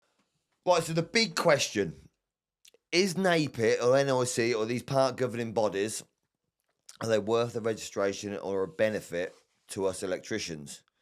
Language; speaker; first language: English; native; English